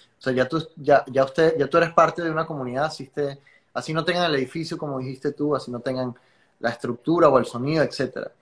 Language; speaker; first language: Spanish; native; Spanish